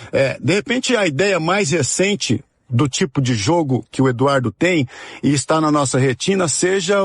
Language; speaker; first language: Portuguese; native; Portuguese